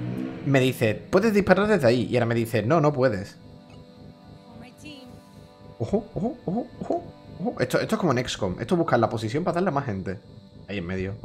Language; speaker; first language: Spanish; native; Spanish